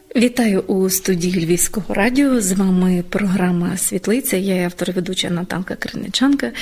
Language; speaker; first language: Ukrainian; native; Ukrainian